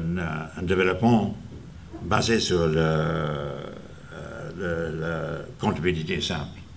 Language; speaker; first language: French; non-native, fluent; English